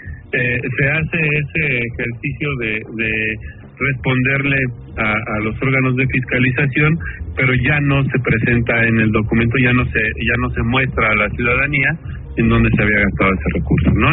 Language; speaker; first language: Spanish; native; Spanish